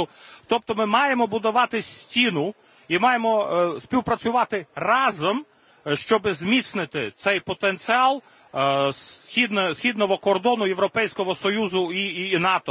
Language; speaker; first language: Ukrainian; non-native, fluent; Latvian